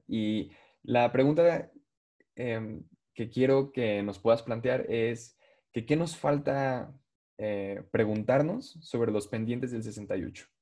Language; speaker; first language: Spanish; native; Spanish